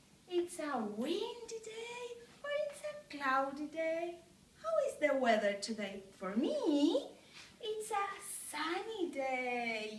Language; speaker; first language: English; non-native, fluent; Spanish